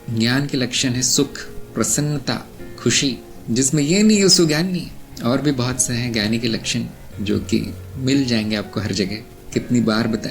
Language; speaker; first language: Hindi; non-native, local second language; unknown